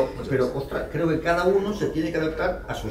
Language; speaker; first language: Spanish; native; Spanish